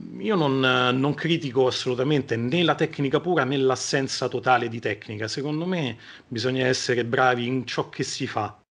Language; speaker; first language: Italian; native; Italian